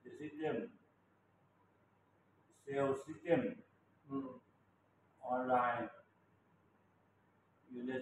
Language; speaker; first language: English; non-native, learner; Thai